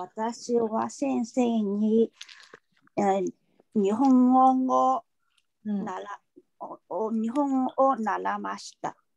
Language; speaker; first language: Japanese; non-native, learner; Chinese